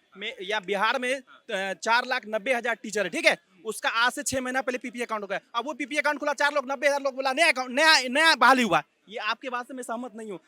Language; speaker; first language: Hindi; native; Hindi